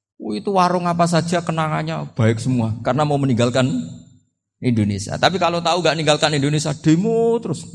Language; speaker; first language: Indonesian; non-native, local second language; Javanese